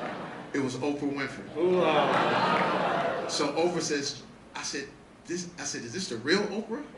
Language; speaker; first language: English; native; English